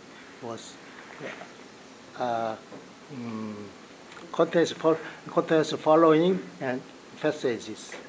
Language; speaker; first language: English; non-native, learner; Korean